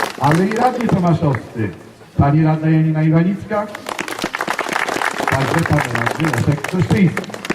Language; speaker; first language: Polish; native; Polish